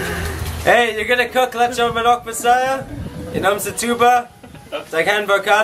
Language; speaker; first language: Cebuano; non-native, learner; English